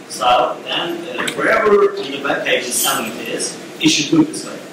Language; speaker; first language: English; non-native, fluent; Ukrainian